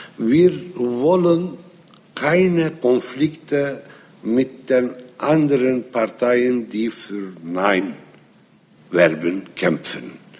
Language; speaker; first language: German; non-native, fluent; Arabic